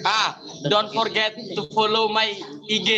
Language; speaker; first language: English; non-native, learner; Indonesian